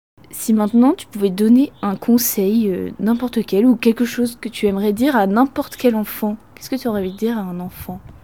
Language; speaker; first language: French; native; French